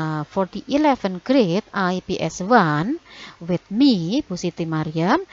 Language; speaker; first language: English; non-native, fluent; Indonesian